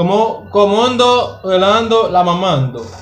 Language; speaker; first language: Spanish; non-native, learner; Haitian Creole